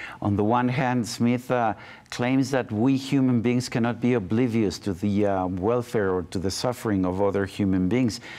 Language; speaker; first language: English; non-native, fluent; Spanish